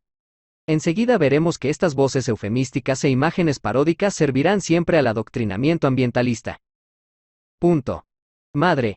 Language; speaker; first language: Spanish; native; Spanish